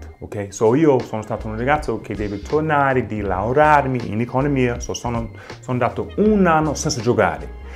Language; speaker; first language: Italian; non-native, fluent; English